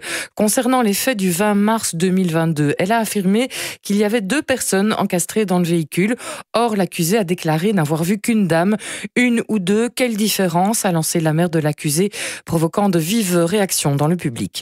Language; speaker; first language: French; native; French